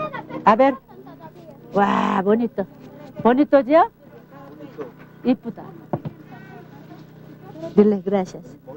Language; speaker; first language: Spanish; non-native, learner; Korean